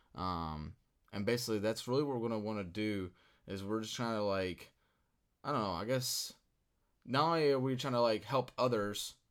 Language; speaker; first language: English; native; English